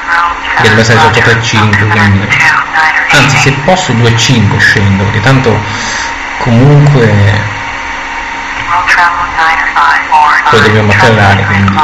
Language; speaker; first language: Italian; native; Italian